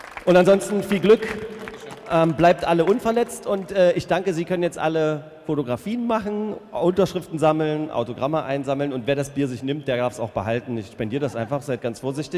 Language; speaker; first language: German; native; German